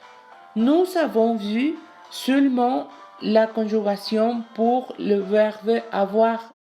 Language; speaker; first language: French; non-native, learner; Spanish